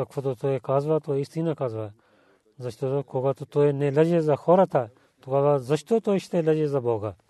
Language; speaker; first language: Bulgarian; non-native, learner; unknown